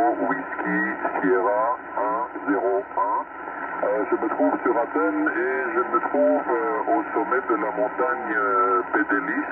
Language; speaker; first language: French; non-native, fluent; Greek